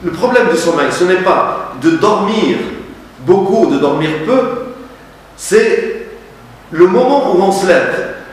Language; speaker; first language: French; non-native, local second language; Arabic